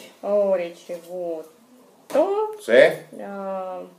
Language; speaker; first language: Italian; non-native, learner; Russian